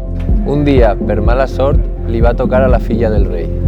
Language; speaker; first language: Catalan; non-native, learner; Spanish